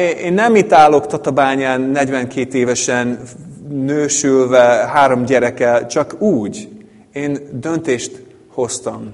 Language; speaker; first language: Hungarian; native; Hungarian